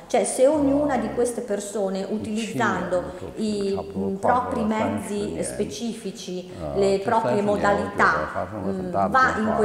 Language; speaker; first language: Italian; non-native, fluent; Chinese